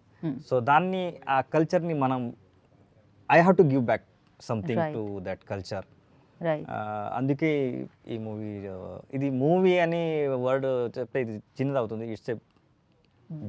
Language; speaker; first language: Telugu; non-native, learner; Kannada